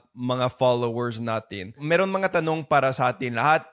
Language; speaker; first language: Filipino; non-native, fluent; English